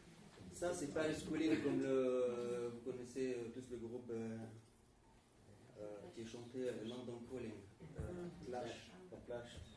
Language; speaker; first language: French; non-native, fluent; Arabic